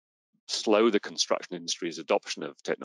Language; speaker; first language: English; native; English